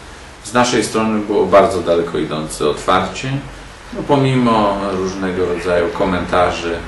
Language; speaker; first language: Polish; native; Polish